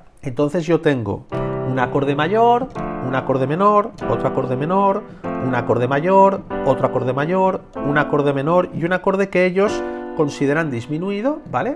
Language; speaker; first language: Spanish; native; Spanish